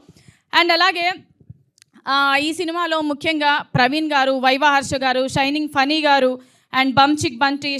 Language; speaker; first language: Telugu; native; Telugu